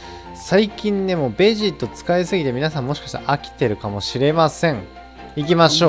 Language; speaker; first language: Japanese; native; Japanese